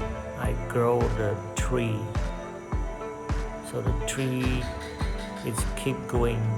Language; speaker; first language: English; non-native, learner; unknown